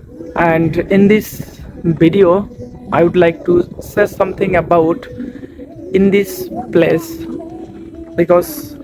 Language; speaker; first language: English; non-native, learner; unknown